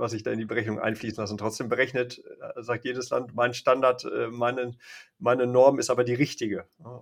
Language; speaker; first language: German; native; German